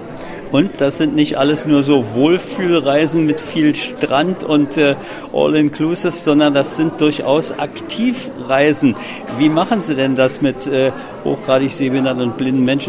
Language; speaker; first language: German; native; German